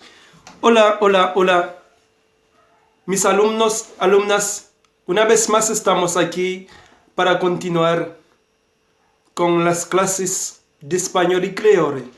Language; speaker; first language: Spanish; non-native, fluent; Haitian Creole